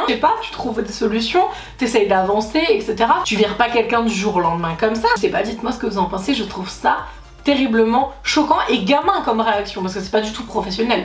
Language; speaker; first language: French; native; French